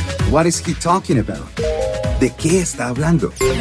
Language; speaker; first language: Spanish; native; Spanish